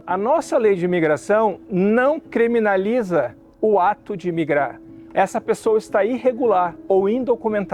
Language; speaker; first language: Portuguese; native; Portuguese